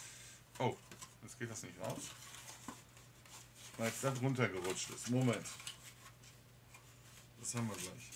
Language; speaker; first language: German; native; German